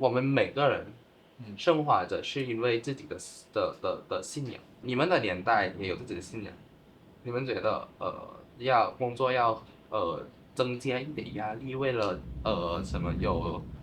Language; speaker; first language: Chinese; non-native, fluent; Thai